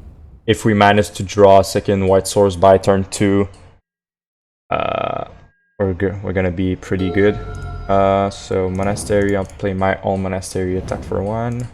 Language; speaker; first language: English; non-native, fluent; French